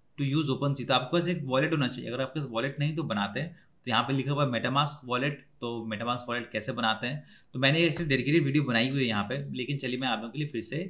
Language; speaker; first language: Hindi; native; Hindi